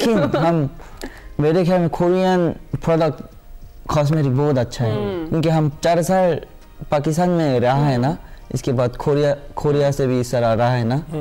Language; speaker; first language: Hindi; non-native, learner; Korean